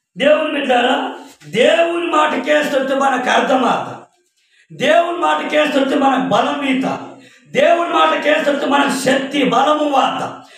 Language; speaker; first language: Telugu; non-native, local second language; Koya